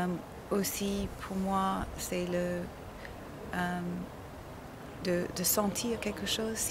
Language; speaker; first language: French; non-native, learner; English